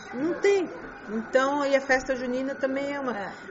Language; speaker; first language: Portuguese; non-native, fluent; Chinese